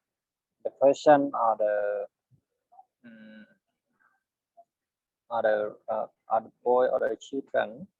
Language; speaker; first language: English; non-native, learner; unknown